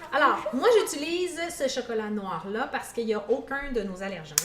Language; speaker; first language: French; native; French